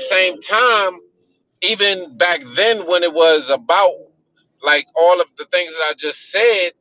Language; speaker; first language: English; native; English